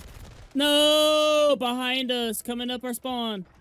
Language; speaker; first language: English; native; English